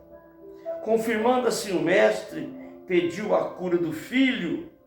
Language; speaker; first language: Portuguese; native; Portuguese